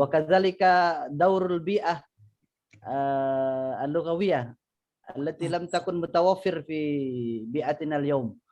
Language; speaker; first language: Arabic; non-native, fluent; Indonesian